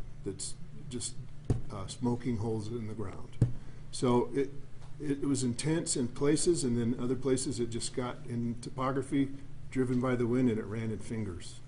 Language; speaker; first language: English; native; English